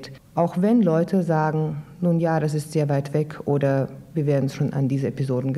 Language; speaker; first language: German; native; German